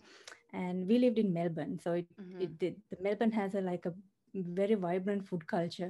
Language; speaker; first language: English; non-native, local second language; Sinhala